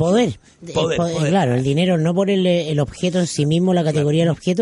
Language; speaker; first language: Spanish; native; Spanish